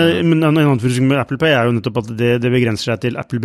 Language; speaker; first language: Norwegian; native; Norwegian